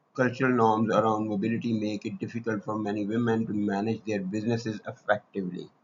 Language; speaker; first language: English; non-native, local second language; Urdu